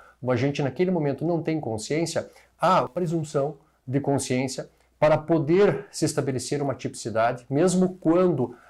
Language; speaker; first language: Portuguese; native; Portuguese